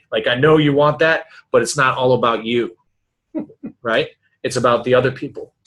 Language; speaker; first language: English; native; English